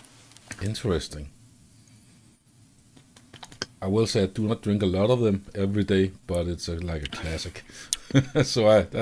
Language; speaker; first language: English; non-native, fluent; Danish